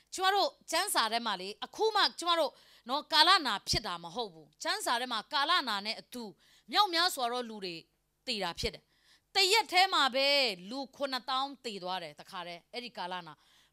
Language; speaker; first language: Burmese; non-native, local second language; Kachin